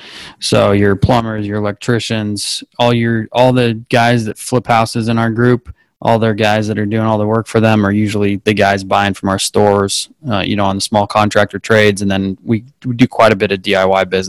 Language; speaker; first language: English; native; English